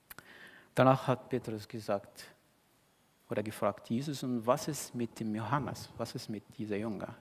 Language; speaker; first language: German; non-native, fluent; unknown